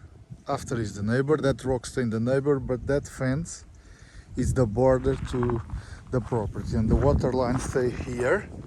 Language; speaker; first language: English; non-native, learner; Portuguese